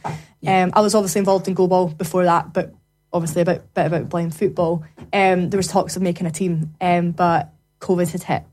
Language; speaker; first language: English; native; English